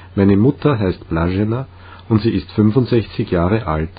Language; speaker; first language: German; non-native, fluent; Czech